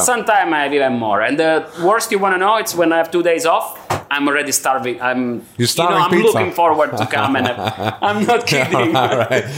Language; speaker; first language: English; non-native, learner; Italian